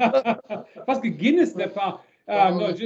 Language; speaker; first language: French; non-native, learner; German